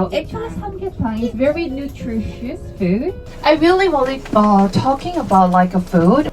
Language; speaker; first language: English; non-native, learner; Korean